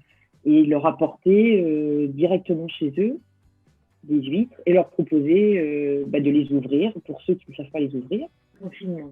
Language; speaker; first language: French; native; French